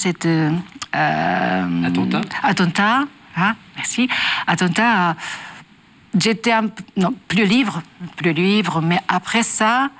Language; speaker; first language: French; non-native, learner; Japanese